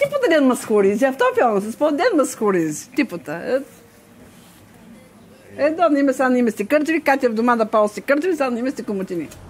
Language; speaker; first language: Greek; non-native, learner; Bulgarian